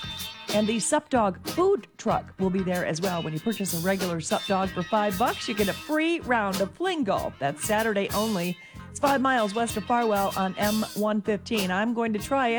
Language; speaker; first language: English; native; English